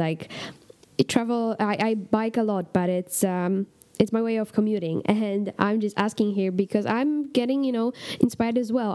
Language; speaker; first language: English; non-native, fluent; Polish